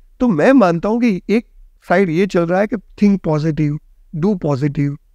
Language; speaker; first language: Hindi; non-native, local second language; Gujarati